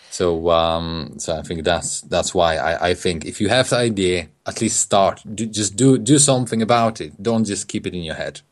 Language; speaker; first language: English; non-native, fluent; Polish